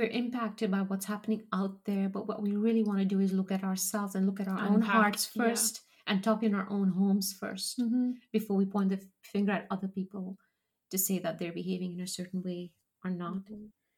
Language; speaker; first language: English; non-native, local second language; Punjabi